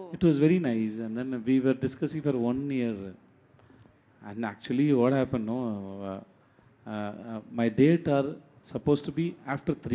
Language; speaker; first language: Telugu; non-native, learner; Tamil